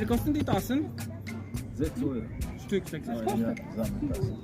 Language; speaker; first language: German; non-native, learner; Polish